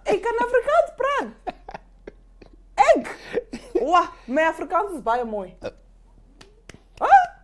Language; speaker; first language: Afrikaans; non-native, learner; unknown